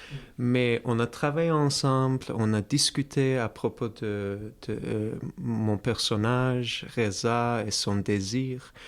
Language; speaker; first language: French; non-native, fluent; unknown